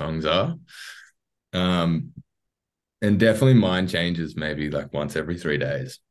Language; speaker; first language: English; native; English